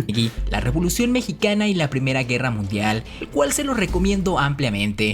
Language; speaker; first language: Spanish; native; Spanish